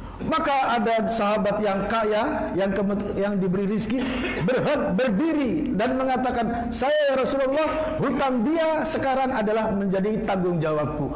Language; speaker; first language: Malay; non-native, local second language; Javanese